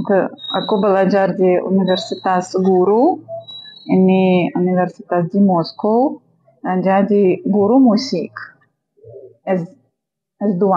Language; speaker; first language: Indonesian; non-native, fluent; Russian